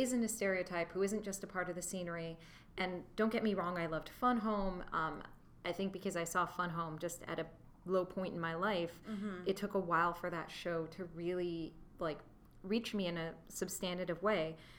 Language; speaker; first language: English; native; English